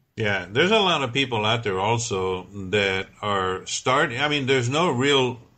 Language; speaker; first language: English; native; English